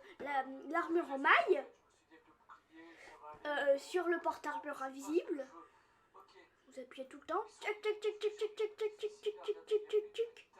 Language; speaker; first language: French; native; French